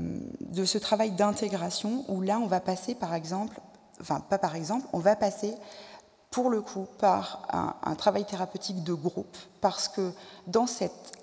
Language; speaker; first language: French; native; French